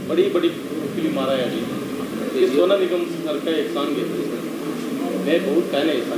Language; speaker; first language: Hindi; non-native, local second language; Kannada